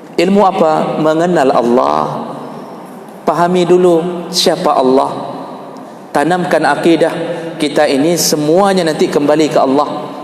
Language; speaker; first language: Malay; non-native, local second language; Achinese